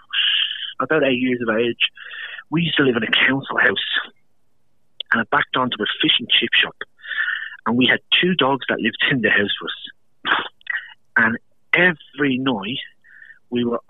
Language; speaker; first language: English; native; English